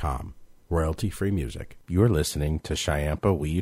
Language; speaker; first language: English; native; English